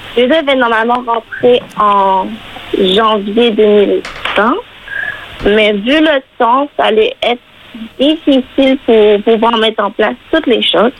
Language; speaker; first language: French; native; French